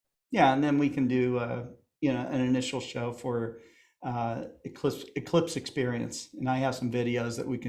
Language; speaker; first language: English; native; English